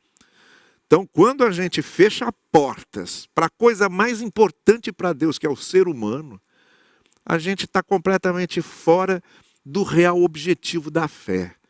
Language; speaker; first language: Portuguese; native; Portuguese